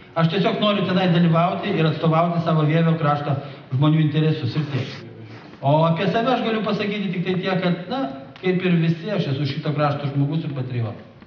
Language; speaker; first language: Lithuanian; native; Lithuanian